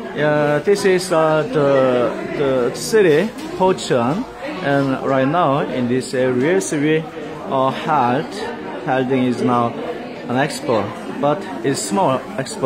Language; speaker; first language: English; non-native, learner; Korean